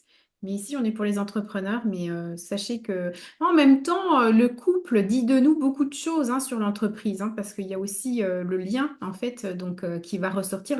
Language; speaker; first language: French; native; French